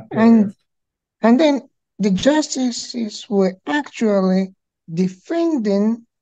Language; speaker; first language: English; non-native, local second language; Igbo